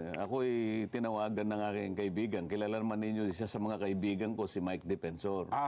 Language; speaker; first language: Filipino; non-native, local second language; Masbatenyo